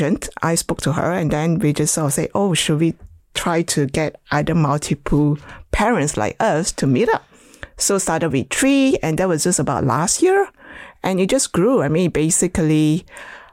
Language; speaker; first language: English; non-native, local second language; Chinese